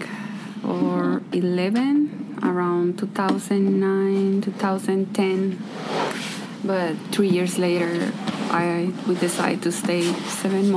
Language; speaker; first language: English; non-native, fluent; Spanish